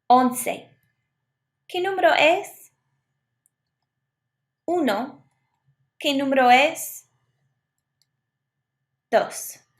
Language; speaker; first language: Spanish; non-native, fluent; English